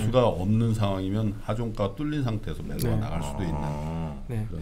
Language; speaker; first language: Korean; native; Korean